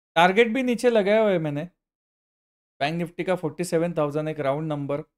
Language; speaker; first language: Hindi; non-native, local second language; Marathi